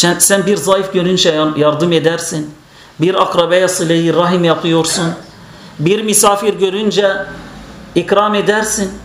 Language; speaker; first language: Turkish; non-native, fluent; Arabic